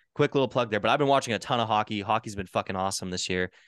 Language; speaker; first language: English; native; English